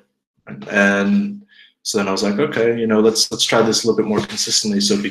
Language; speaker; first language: English; native; English